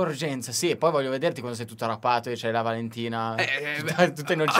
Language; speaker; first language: Italian; native; Italian